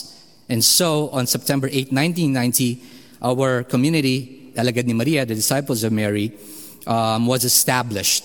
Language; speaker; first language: English; non-native, local second language; Filipino